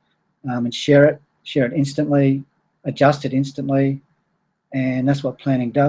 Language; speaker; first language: English; native; English